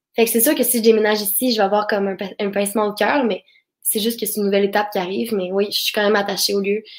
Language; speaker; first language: French; native; French